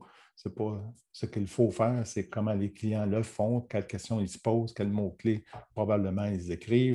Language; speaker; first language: French; native; French